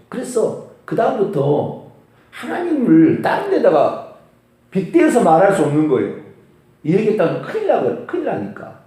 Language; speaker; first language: Korean; native; Korean